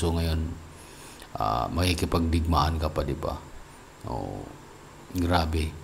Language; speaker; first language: Filipino; native; Filipino